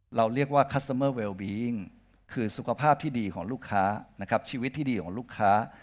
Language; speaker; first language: Thai; native; Thai